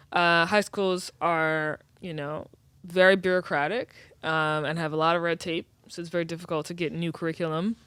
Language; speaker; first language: English; native; English